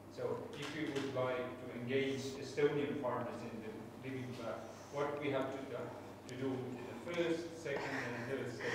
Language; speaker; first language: English; non-native, fluent; Estonian